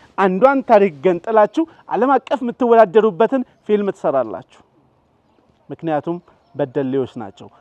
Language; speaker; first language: Amharic; non-native, local second language; Oromo